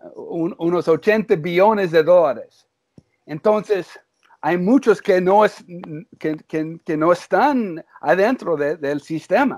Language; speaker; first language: Spanish; early bilingual, heritage; English